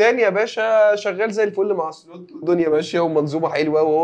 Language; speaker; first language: Arabic; native; Arabic